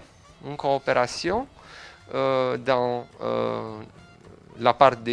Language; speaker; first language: French; non-native, learner; Romanian